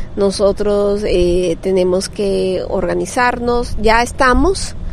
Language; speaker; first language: Spanish; native; Spanish